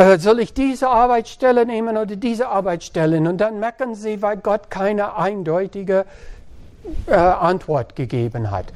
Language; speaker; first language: German; non-native, fluent; English